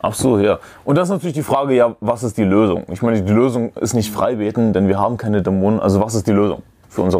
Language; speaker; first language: German; native; German